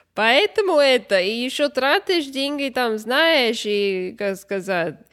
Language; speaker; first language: Russian; non-native, learner; English